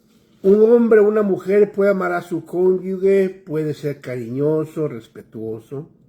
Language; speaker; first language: Spanish; native; Spanish